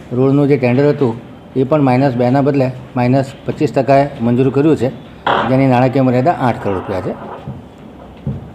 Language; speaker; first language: Gujarati; native; Gujarati